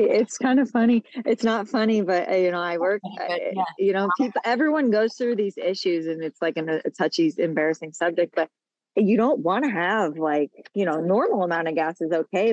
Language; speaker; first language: English; native; English